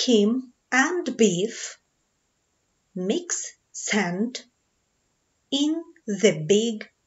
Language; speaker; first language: English; non-native, fluent; Ukrainian